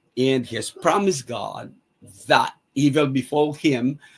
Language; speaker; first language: English; non-native, local second language; Filipino